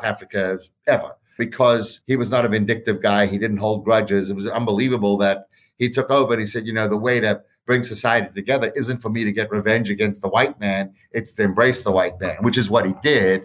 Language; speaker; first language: English; native; English